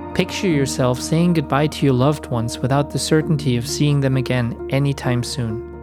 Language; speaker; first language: English; non-native, fluent; German